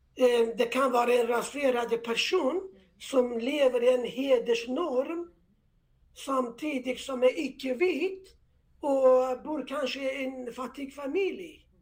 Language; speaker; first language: Swedish; non-native, fluent; Persian